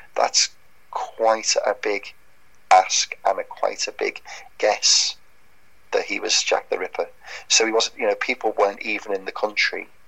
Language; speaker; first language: English; native; English